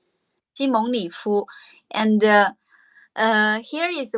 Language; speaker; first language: English; non-native, learner; Chinese